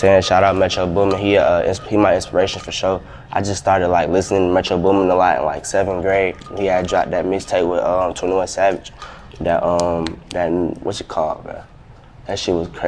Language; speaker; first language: English; native; English